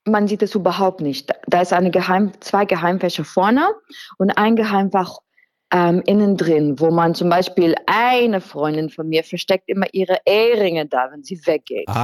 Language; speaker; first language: German; non-native, fluent; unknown